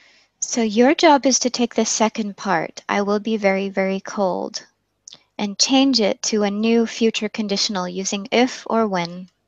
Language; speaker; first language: English; non-native, fluent; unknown